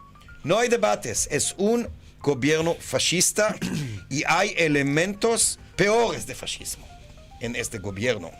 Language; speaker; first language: Spanish; non-native, fluent; Hebrew